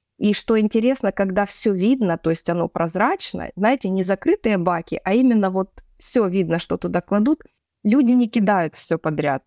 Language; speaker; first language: Russian; native; Russian